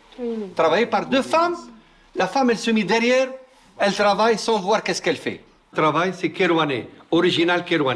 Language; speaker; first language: French; non-native, local second language; Arabic